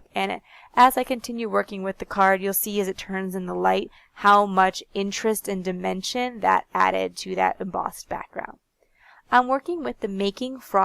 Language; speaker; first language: English; native; English